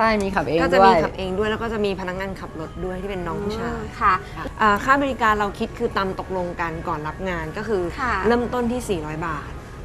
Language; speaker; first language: Thai; native; Thai